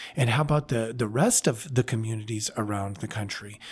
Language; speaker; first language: English; native; English